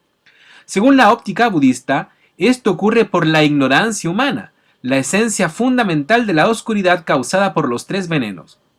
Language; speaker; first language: Spanish; native; Spanish